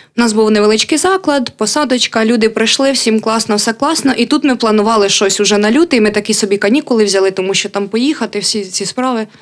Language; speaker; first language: Ukrainian; native; Ukrainian